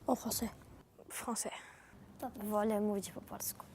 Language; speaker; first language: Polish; early bilingual, heritage; Polish